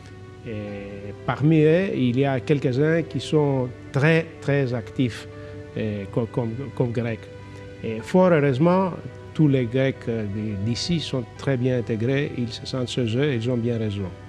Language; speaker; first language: French; non-native, fluent; Greek